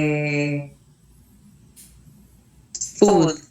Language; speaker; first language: English; non-native, learner; Spanish